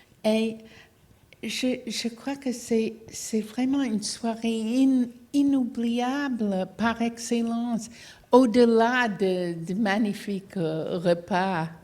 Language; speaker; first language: French; non-native, fluent; English